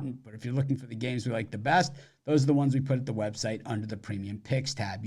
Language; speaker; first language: English; native; English